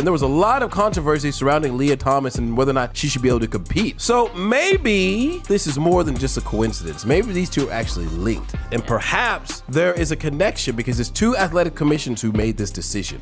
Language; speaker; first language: English; native; English